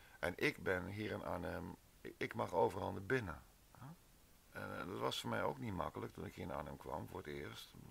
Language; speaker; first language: Dutch; native; Dutch